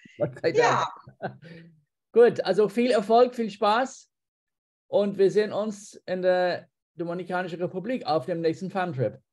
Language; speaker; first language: German; non-native, fluent; English